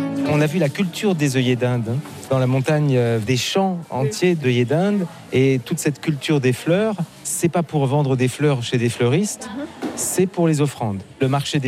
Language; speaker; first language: French; native; French